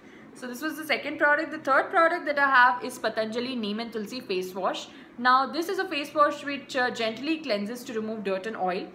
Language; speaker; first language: English; non-native, local second language; Hindi